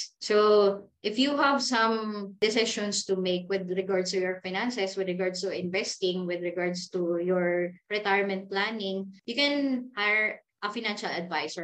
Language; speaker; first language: English; non-native, local second language; Cebuano